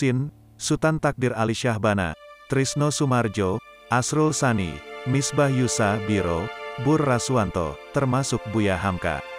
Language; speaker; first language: Indonesian; native; Indonesian